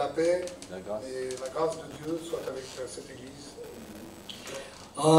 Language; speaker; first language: Portuguese; non-native, learner; French